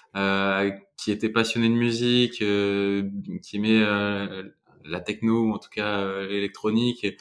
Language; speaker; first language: French; native; French